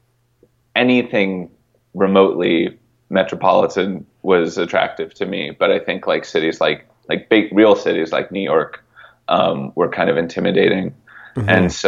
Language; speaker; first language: English; native; English